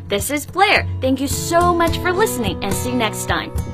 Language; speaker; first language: English; non-native, fluent; Chinese